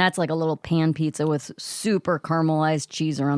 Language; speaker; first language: English; native; English